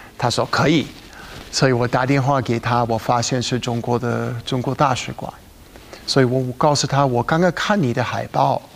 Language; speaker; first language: Chinese; non-native, fluent; English